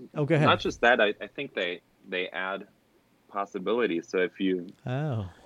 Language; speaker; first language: English; non-native, fluent; German